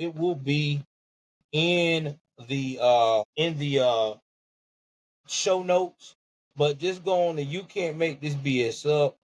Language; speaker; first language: English; native; English